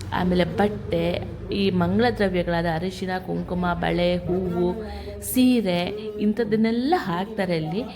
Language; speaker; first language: Kannada; native; Kannada